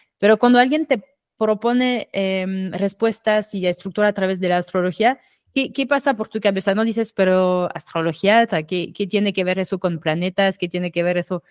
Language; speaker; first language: Spanish; non-native, fluent; French